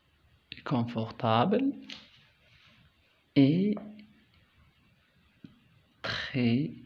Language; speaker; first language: French; non-native, local second language; Arabic